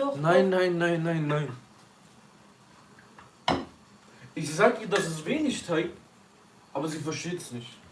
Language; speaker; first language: German; early bilingual, other home language; Kurdish